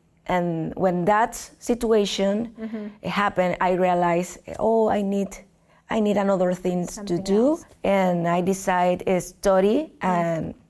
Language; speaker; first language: English; non-native, learner; Spanish